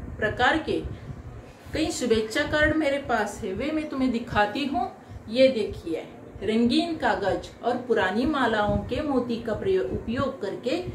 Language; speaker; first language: Hindi; non-native, local second language; Marathi